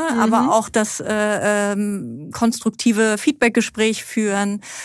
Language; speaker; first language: German; native; German